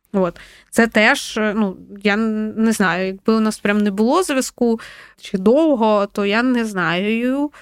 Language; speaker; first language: Ukrainian; non-native, local second language; Russian